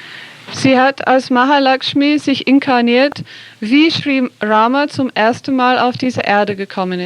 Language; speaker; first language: German; non-native, fluent; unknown